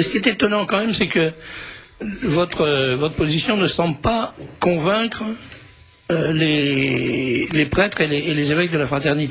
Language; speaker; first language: French; native; French